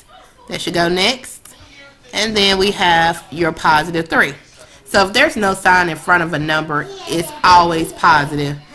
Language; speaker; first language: English; native; English